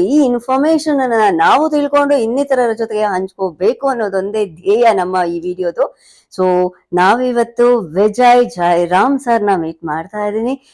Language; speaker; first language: Kannada; native; Kannada